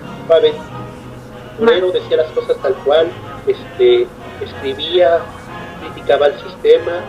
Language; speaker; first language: Spanish; native; Spanish